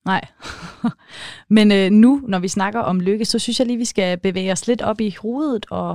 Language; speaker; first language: Danish; native; Danish